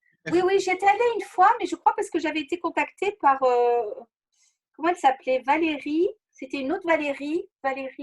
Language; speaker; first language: French; native; French